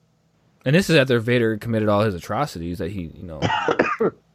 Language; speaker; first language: English; native; English